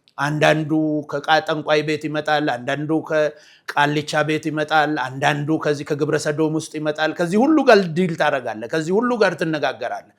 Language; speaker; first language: Amharic; non-native, local second language; Oromo